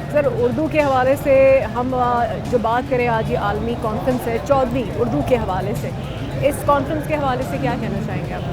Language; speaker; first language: Urdu; native; Urdu